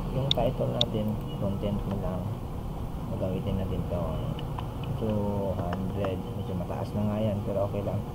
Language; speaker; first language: Filipino; non-native, local second language; Cebuano